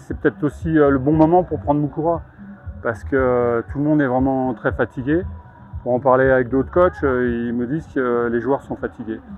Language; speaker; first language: French; native; French